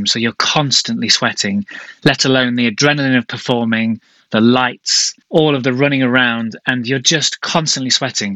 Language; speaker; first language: English; native; English